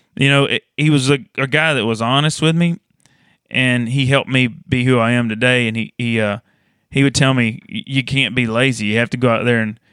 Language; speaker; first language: English; native; English